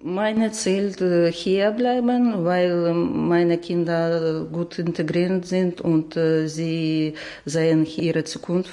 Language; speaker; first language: German; non-native, learner; Ukrainian